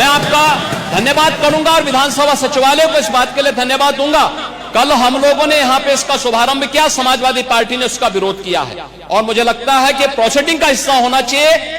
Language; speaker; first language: Hindi; native; Hindi